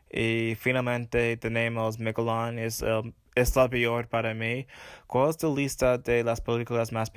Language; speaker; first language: Spanish; non-native, fluent; English